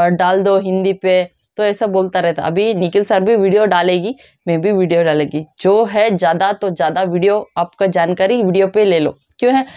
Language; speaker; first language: Hindi; non-native, local second language; Kannada